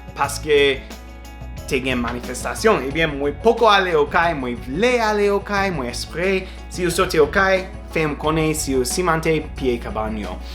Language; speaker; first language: Haitian Creole; non-native, fluent; English